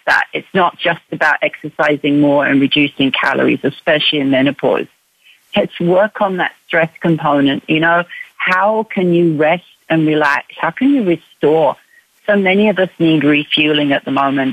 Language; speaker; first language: English; native; English